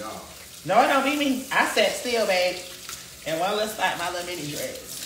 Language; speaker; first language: English; native; English